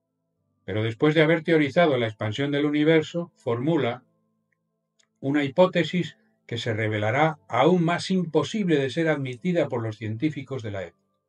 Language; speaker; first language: Spanish; native; Spanish